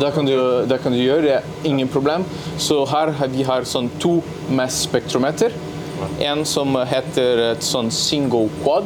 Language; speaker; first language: Norwegian; non-native, learner; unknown